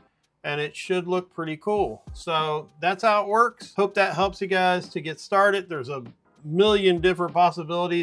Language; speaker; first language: English; native; English